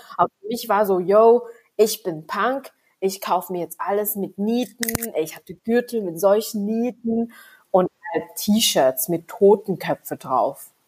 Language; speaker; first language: German; early bilingual, other home language; Vietnamese